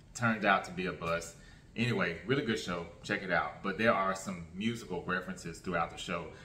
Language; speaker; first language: English; native; English